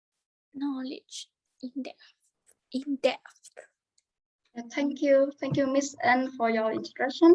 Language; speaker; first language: English; non-native, fluent; Vietnamese